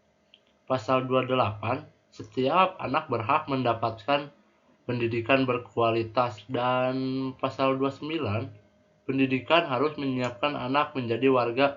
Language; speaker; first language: Indonesian; native; Indonesian